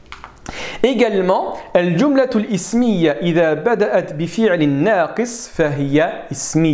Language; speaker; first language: Arabic; non-native, fluent; French